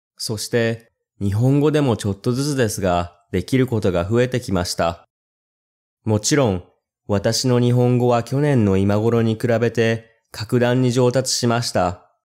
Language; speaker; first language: Japanese; native; Japanese